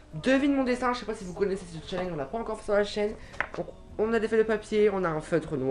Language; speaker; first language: French; native; French